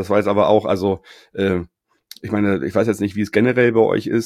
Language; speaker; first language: German; native; German